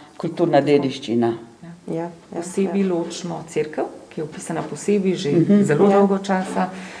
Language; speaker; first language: Slovenian; native; Slovenian